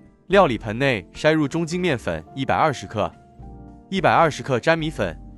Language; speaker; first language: Chinese; native; Chinese